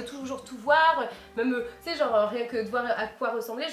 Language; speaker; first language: French; native; French